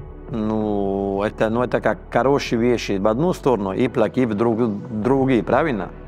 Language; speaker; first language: Russian; non-native, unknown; Italian